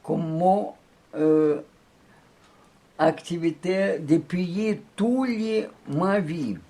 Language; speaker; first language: French; non-native, learner; Russian